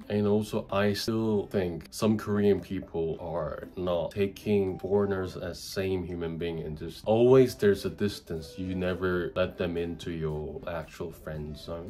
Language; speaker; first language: English; non-native, fluent; Korean